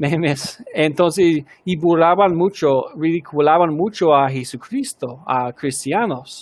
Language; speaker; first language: Spanish; non-native, fluent; English